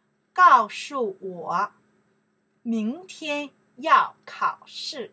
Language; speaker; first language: Chinese; non-native, learner; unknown